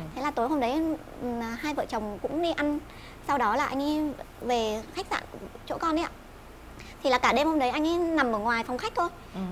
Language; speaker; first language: Vietnamese; native; Vietnamese